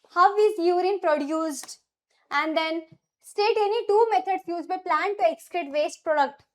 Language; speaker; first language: English; non-native, local second language; Kannada